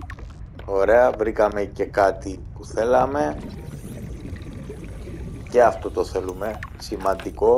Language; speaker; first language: Greek; native; Greek